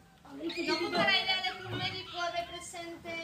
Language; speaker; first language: Spanish; native; Spanish